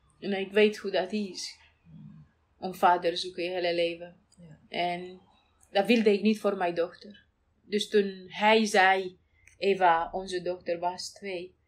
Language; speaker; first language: Dutch; non-native, fluent; Romanian